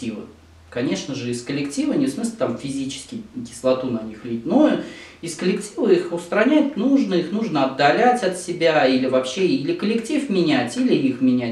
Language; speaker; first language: Russian; native; Russian